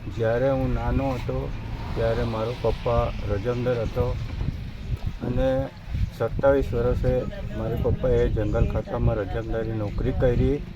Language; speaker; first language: Gujarati; non-native, local second language; Vasavi